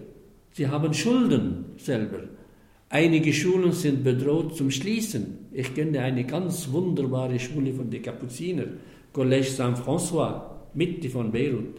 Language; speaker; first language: German; non-native, fluent; Arabic